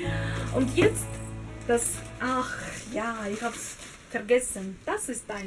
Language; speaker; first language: German; non-native, learner; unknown